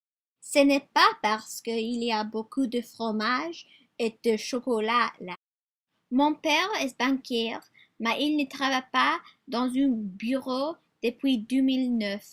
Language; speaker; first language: French; non-native, learner; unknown